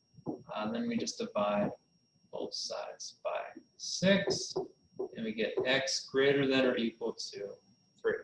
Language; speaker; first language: English; native; English